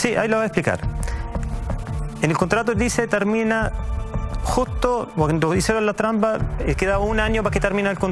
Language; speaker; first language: Spanish; native; Spanish